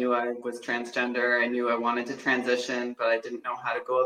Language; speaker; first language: English; native; English